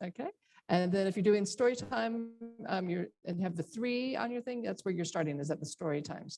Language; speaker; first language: English; native; English